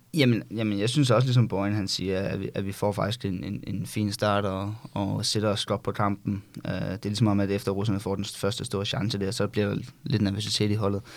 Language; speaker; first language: Danish; native; Danish